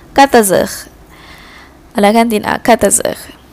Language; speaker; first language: French; non-native, fluent; Malay